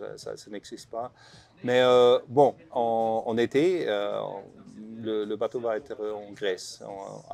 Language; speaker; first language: French; non-native, learner; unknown